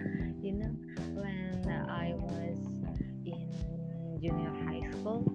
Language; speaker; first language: English; non-native, learner; Indonesian